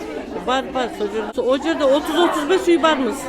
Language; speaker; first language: Kazakh; early bilingual, heritage; Kazakh